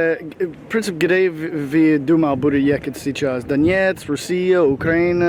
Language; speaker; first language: Russian; non-native, learner; English